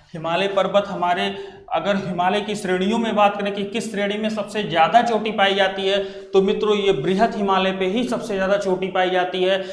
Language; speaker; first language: Hindi; native; Hindi